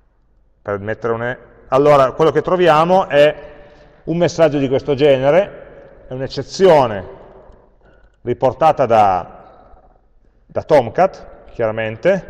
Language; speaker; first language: Italian; native; Italian